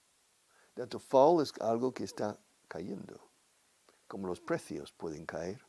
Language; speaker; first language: Spanish; non-native, fluent; English